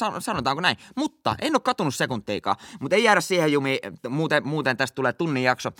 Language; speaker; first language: Finnish; native; Finnish